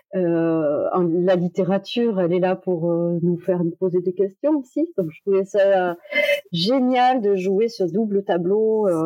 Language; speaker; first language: French; native; French